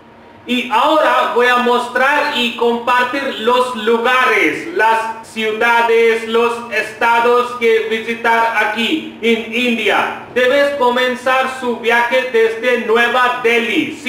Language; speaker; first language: Spanish; non-native, fluent; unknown